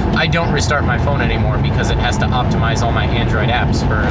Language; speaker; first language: English; native; English